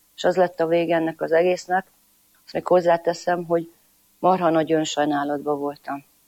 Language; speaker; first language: Hungarian; non-native, local second language; Croatian